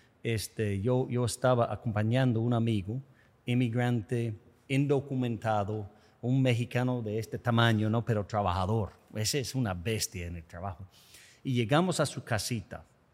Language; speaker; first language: Spanish; non-native, fluent; English